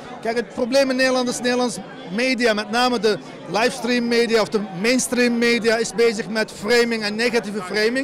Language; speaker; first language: Dutch; early bilingual, other home language; Turkish